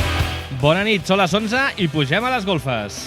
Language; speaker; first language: Catalan; native; Catalan